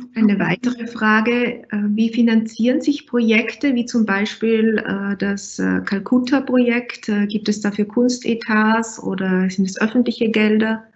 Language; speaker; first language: German; native; German